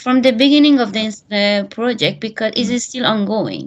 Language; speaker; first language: English; non-native, fluent; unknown